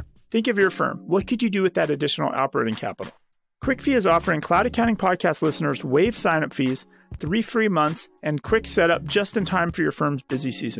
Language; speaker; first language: English; native; English